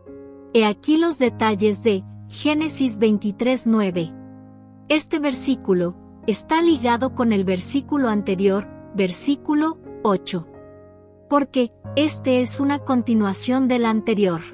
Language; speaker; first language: Spanish; native; Spanish